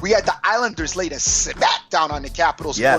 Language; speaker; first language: English; native; English